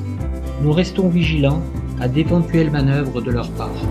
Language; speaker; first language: French; native; French